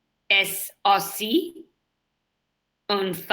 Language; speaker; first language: French; non-native, learner; English